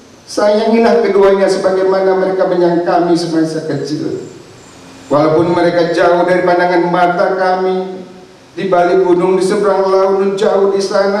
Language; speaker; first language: Indonesian; native; Indonesian